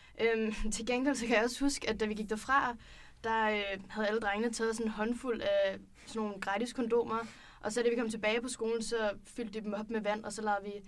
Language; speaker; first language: Danish; native; Danish